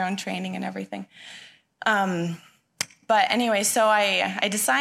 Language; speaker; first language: English; native; English